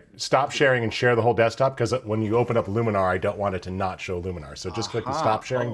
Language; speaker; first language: English; native; English